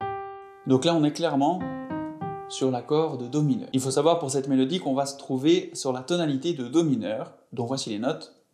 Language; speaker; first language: French; native; French